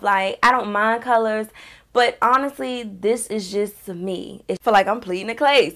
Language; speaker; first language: English; native; English